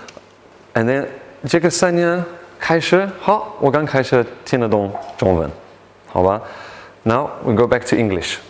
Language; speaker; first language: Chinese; non-native, learner; English